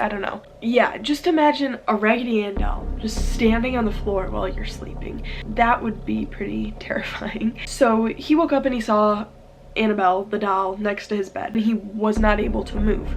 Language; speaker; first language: English; native; English